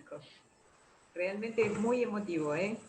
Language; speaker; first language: Spanish; native; Spanish